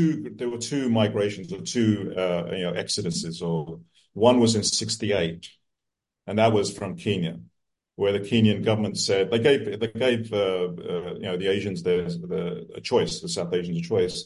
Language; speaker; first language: English; native; English